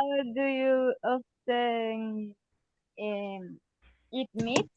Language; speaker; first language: English; non-native, learner; Spanish